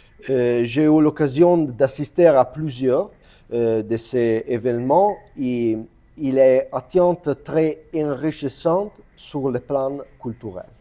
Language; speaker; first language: French; non-native, learner; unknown